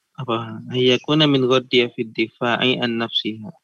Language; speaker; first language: Arabic; non-native, learner; Indonesian